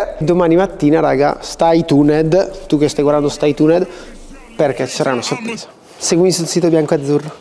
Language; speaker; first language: Italian; native; Italian